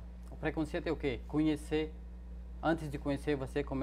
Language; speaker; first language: Portuguese; non-native, fluent; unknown